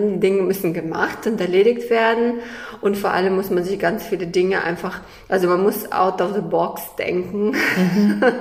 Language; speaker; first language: German; early bilingual, other home language; Russian